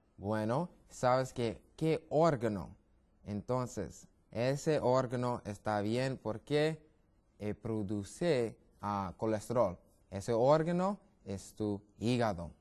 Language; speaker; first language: Spanish; non-native, learner; English